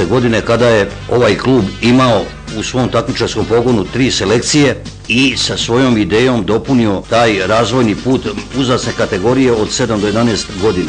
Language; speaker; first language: Croatian; native; Croatian